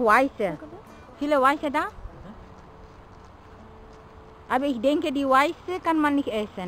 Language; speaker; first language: German; non-native, learner; Indonesian